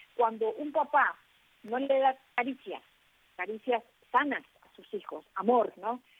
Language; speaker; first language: Spanish; native; Spanish